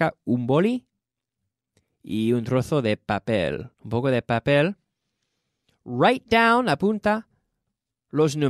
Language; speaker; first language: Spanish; non-native, fluent; English